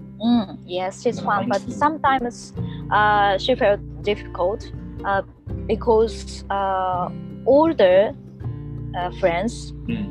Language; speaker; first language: English; non-native, learner; Japanese